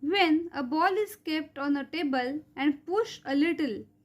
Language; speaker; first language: English; non-native, local second language; Marathi